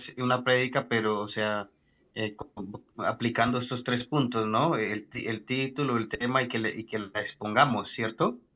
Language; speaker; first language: Spanish; native; Spanish